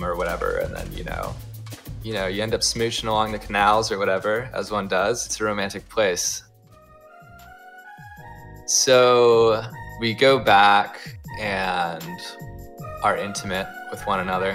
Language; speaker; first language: English; native; English